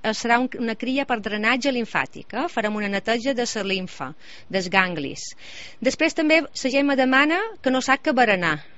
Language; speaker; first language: Catalan; native; Catalan